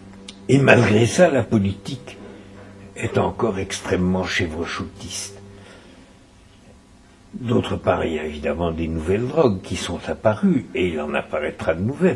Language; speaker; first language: French; native; French